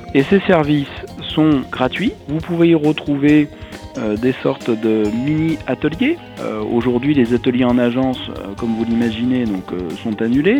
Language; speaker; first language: French; native; French